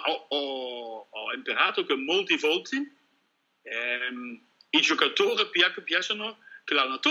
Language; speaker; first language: Italian; non-native, learner; Dutch